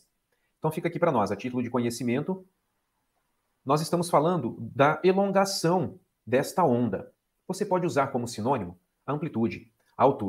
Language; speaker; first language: Portuguese; native; Portuguese